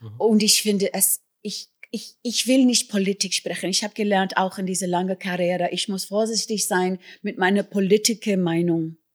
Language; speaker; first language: German; non-native, fluent; English